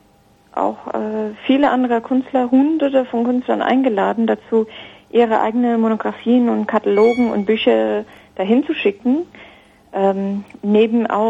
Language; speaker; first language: German; non-native, fluent; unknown